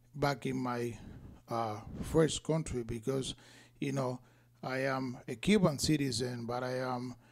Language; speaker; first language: English; non-native, fluent; Spanish